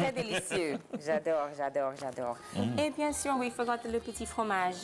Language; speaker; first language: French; non-native, fluent; English